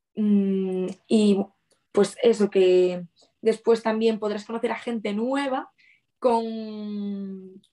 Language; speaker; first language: Spanish; native; Spanish